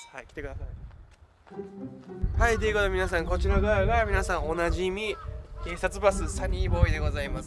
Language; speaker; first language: Japanese; native; Japanese